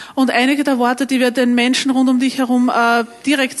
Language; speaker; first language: German; native; German